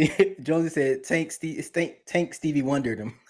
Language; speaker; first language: English; native; English